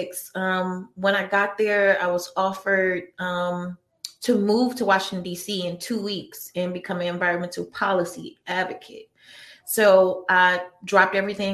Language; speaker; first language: English; native; English